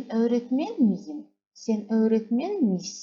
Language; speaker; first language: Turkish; non-native, fluent; Kazakh